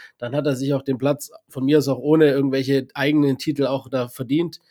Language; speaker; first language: German; native; German